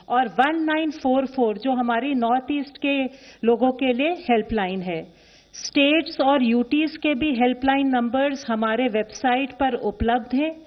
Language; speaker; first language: Hindi; native; Hindi